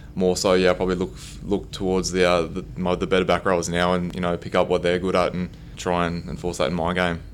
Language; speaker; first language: English; native; English